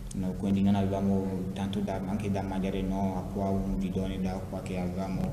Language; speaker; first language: Italian; non-native, fluent; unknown